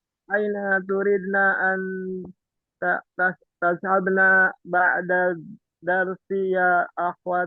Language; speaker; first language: Arabic; non-native, learner; Indonesian